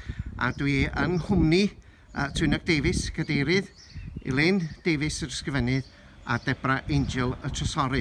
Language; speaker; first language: Welsh; native; Welsh